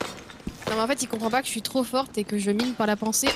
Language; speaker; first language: French; native; French